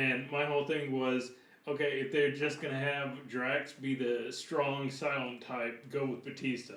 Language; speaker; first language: English; native; English